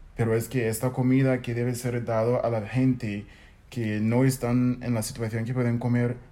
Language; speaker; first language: Spanish; non-native, fluent; English